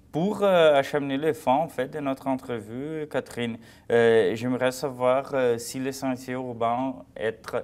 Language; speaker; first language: French; non-native, fluent; Portuguese